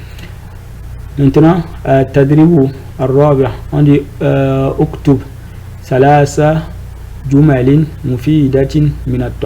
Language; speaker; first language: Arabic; non-native, fluent; French